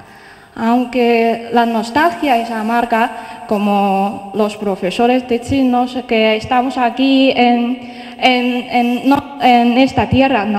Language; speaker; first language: Spanish; non-native, fluent; Chinese